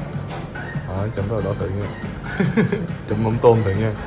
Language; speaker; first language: Japanese; non-native, learner; Vietnamese